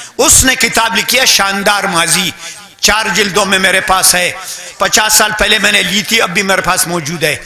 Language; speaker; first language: Urdu; non-native, local second language; Brahui